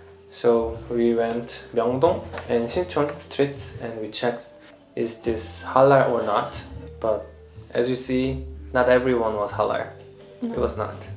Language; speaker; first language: English; non-native, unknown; Korean